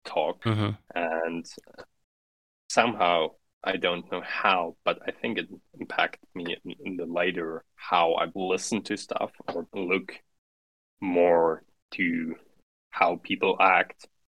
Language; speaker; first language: English; non-native, fluent; German